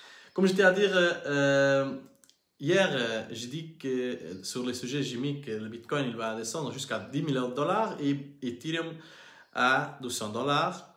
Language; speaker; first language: French; non-native, learner; Portuguese